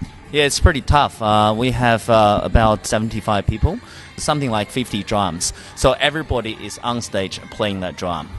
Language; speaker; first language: English; non-native, fluent; Chinese